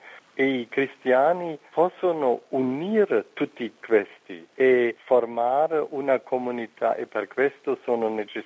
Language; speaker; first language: Italian; non-native, fluent; German